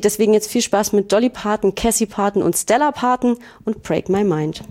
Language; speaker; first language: German; native; German